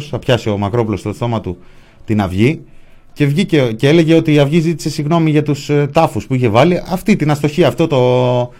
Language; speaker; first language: Greek; native; Greek